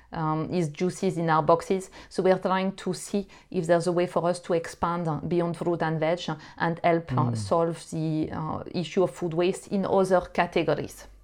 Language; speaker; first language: English; non-native, fluent; French